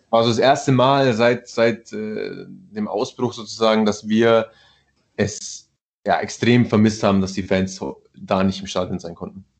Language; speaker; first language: German; early bilingual, other home language; Italian